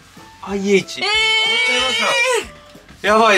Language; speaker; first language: Japanese; native; Japanese